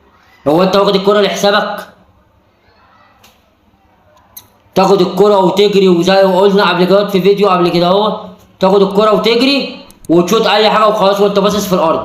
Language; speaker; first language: Arabic; native; Arabic